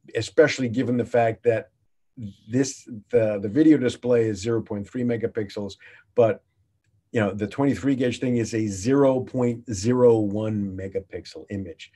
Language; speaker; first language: English; native; English